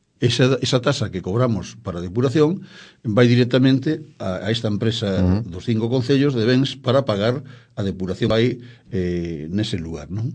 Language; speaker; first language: Galician; native; Galician